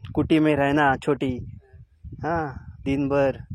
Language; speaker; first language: Hindi; non-native, local second language; Marathi